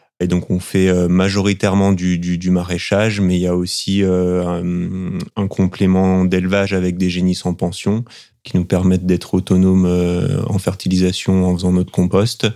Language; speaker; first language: French; native; French